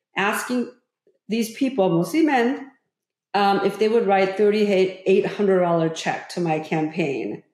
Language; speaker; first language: English; early bilingual, other home language; Korean